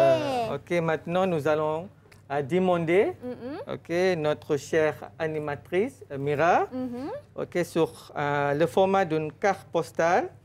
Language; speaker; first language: French; non-native, fluent; Malay